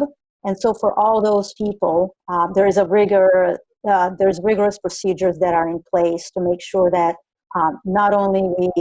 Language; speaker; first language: English; non-native, fluent; Spanish